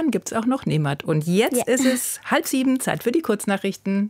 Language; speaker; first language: German; native; German